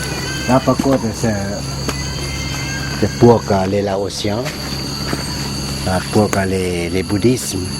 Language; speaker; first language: French; non-native, fluent; Lao